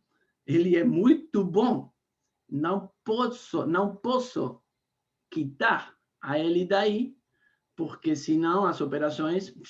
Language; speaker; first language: Portuguese; non-native, fluent; Spanish